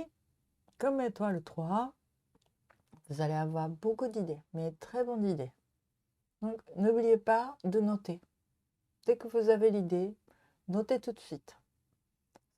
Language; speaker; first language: French; non-native, learner; Japanese